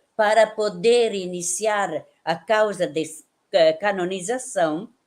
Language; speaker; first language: Portuguese; non-native, fluent; Italian